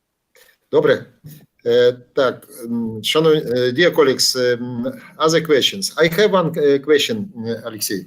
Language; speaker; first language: English; non-native, learner; Ukrainian